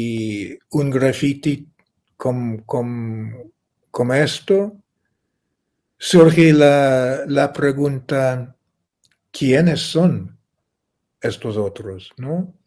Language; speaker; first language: Spanish; non-native, fluent; English